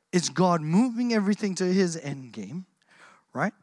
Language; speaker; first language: English; native; English